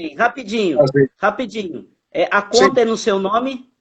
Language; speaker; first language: Portuguese; native; Portuguese